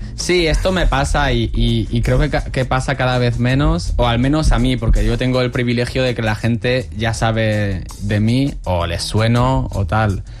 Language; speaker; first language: Spanish; early bilingual, other home language; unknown